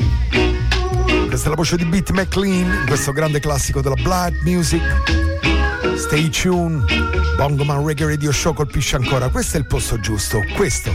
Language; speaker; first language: Italian; native; Italian